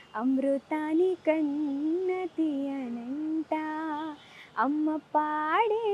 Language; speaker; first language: Telugu; native; Telugu